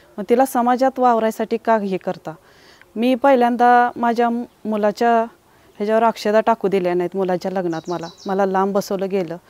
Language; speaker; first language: Marathi; native; Marathi